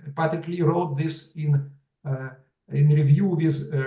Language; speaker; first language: English; non-native, fluent; Russian